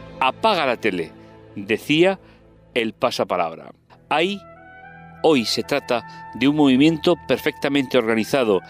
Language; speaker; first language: Spanish; native; Spanish